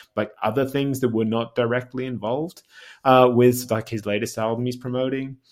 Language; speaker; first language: English; native; English